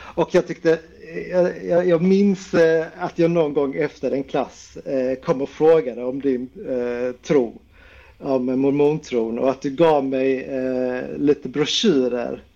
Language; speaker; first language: Swedish; early bilingual, other home language; Persian